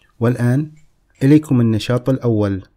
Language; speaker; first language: Arabic; native; Arabic